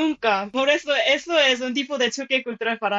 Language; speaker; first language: Spanish; non-native, fluent; Korean